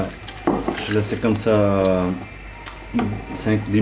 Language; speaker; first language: French; non-native, learner; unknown